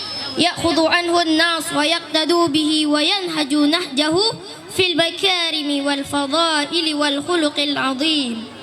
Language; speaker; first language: Arabic; non-native, learner; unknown